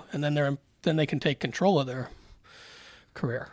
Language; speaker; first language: English; native; English